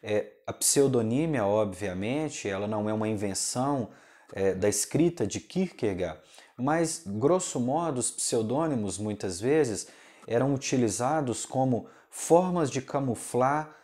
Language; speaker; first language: Portuguese; native; Portuguese